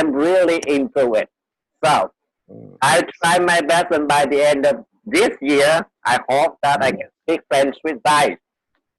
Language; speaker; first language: English; non-native, fluent; Vietnamese